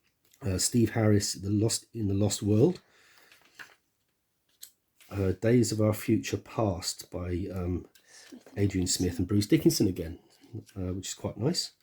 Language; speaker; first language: English; native; English